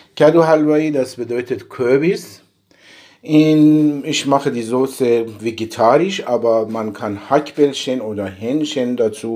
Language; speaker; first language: German; non-native, fluent; Persian